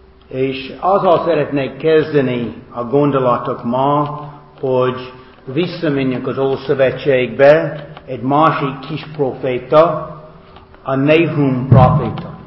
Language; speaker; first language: Hungarian; non-native, fluent; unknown